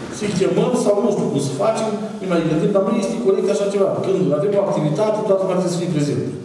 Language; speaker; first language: Romanian; native; Romanian